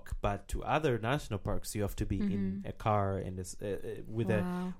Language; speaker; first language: English; non-native, local second language; Swahili